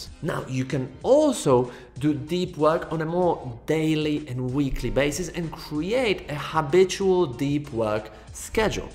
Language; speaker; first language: English; non-native, fluent; Polish